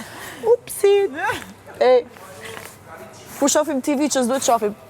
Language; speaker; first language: Albanian; native; Albanian